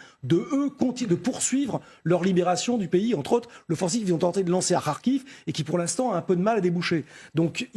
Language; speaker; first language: French; native; French